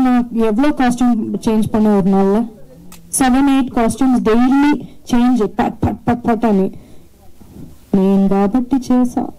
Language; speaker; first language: Telugu; non-native, fluent; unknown